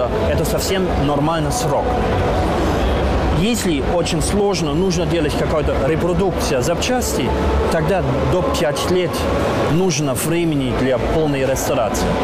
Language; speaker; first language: Russian; non-native, learner; German